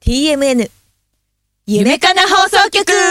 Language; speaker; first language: Japanese; native; Japanese